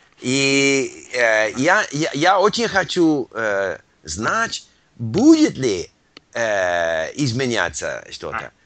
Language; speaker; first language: Russian; non-native, learner; English